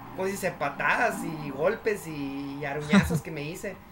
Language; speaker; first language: Spanish; native; Spanish